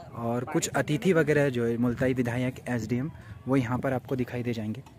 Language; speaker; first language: Hindi; native; Hindi